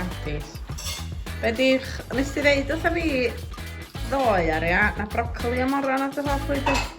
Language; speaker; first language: Welsh; native; Welsh